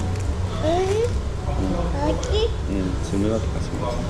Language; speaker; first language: Korean; native; Korean